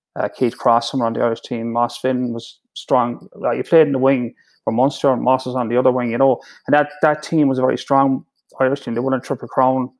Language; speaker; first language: English; native; English